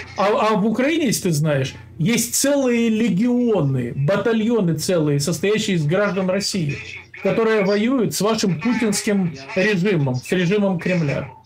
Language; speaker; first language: Russian; native; Russian